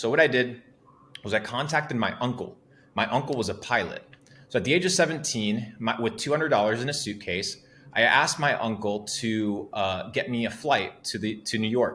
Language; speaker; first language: English; non-native, fluent; Spanish